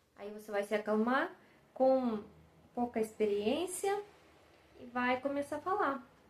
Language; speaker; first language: Portuguese; non-native, fluent; Russian